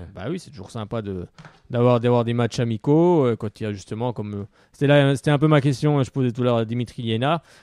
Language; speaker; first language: French; native; French